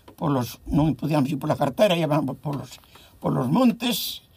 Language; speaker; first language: Spanish; non-native, local second language; Galician